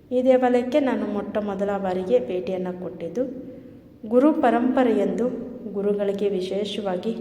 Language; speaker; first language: Kannada; native; Kannada